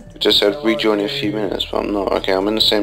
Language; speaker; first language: English; native; English